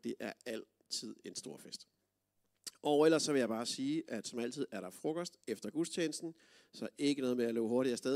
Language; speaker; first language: Danish; native; Danish